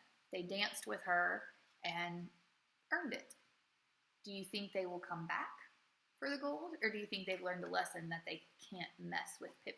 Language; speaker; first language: English; native; English